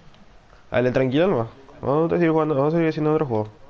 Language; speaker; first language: Spanish; native; Spanish